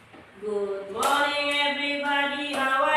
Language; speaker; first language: English; non-native, learner; Indonesian